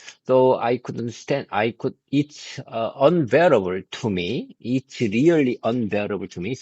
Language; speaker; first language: English; non-native, learner; Korean